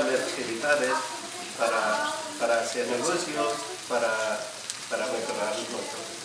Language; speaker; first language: Spanish; non-native, fluent; Urdu